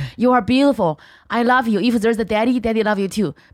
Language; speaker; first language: English; non-native, fluent; Chinese